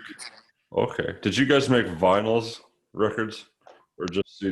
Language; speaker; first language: English; native; English